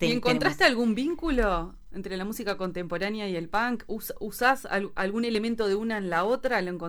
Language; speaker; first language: Spanish; native; Spanish